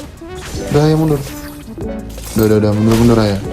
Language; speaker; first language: Indonesian; native; Indonesian